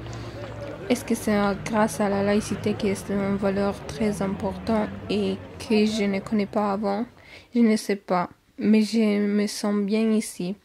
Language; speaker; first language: French; non-native, learner; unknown